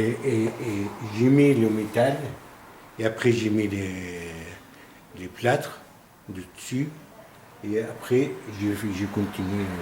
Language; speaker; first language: French; non-native, learner; Arabic